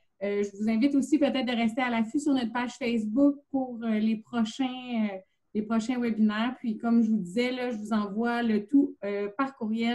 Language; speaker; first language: French; native; French